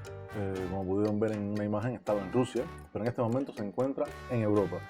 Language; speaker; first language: Spanish; native; Spanish